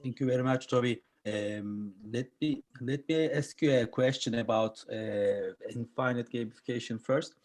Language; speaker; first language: English; non-native, learner; Turkish